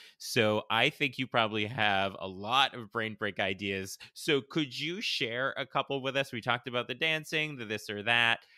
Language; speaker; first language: English; native; English